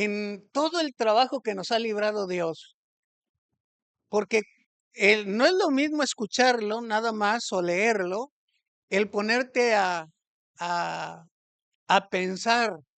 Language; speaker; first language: Spanish; native; Spanish